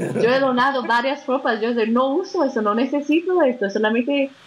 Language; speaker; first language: Spanish; non-native, fluent; Portuguese